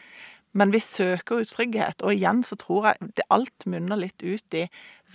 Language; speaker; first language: Norwegian; native; Norwegian